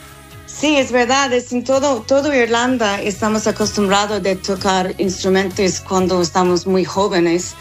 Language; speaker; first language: Spanish; non-native, fluent; English